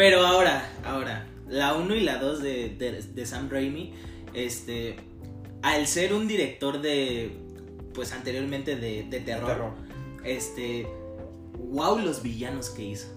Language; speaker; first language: Spanish; native; Spanish